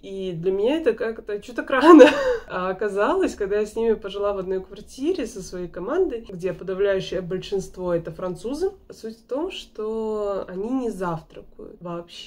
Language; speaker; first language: Russian; native; Russian